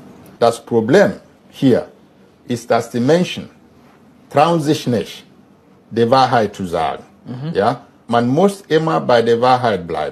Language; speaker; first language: German; non-native, fluent; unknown